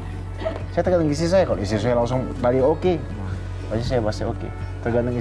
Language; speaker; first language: Indonesian; native; Indonesian